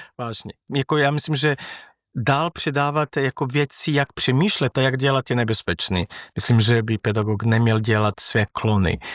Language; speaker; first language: Czech; non-native, fluent; Macedonian